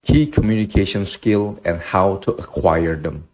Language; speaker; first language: English; non-native, fluent; Indonesian